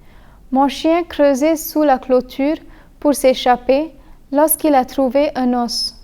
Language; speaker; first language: French; non-native, fluent; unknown